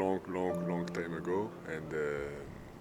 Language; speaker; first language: English; non-native, learner; French